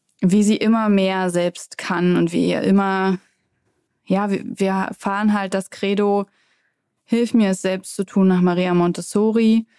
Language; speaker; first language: German; native; German